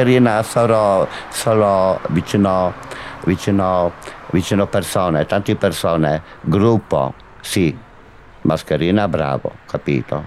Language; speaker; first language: Italian; non-native, learner; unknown